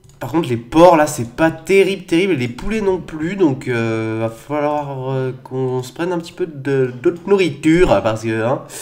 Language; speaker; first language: French; native; French